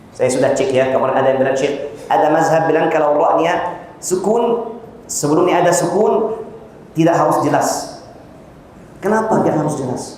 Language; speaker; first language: Malay; non-native, fluent; Arabic